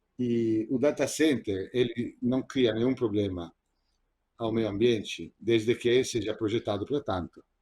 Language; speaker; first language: Portuguese; non-native, fluent; Italian